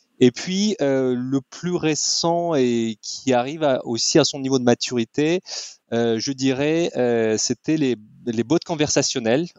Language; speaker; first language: French; non-native, fluent; Russian